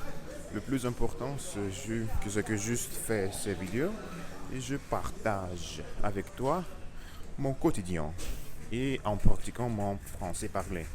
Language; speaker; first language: French; non-native, learner; Russian